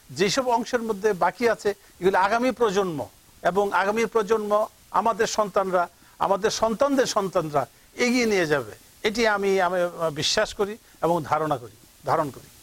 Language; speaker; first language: Bangla; native; Bangla